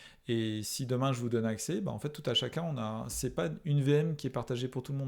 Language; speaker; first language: French; native; French